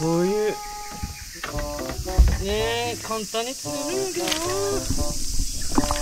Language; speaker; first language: Japanese; native; Japanese